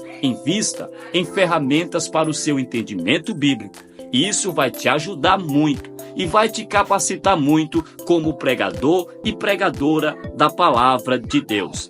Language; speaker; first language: Portuguese; native; Portuguese